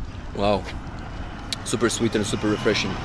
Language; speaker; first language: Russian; non-native, learner; Lithuanian